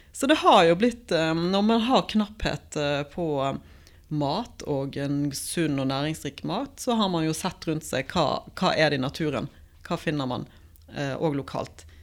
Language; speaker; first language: Norwegian; native; Norwegian